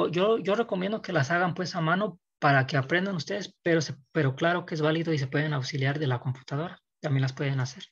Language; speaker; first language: Spanish; native; Spanish